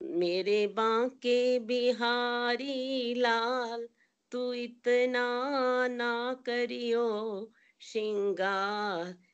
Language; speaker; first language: Hindi; native; Hindi